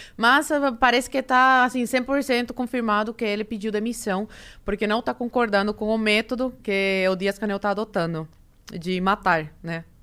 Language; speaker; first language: Portuguese; early bilingual, other home language; Spanish